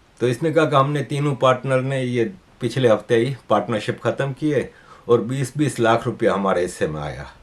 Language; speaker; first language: Urdu; native; Urdu